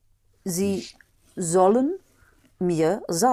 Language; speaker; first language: German; non-native, learner; English